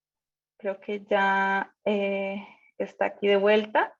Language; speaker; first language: Spanish; native; Spanish